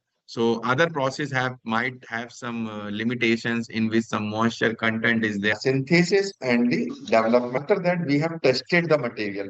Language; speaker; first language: English; non-native, local second language; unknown